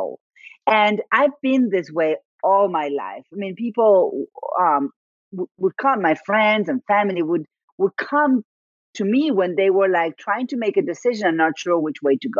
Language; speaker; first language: English; non-native, fluent; Spanish